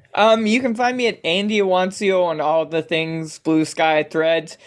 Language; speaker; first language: English; native; English